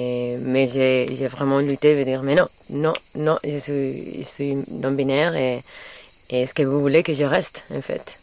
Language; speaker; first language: French; non-native, fluent; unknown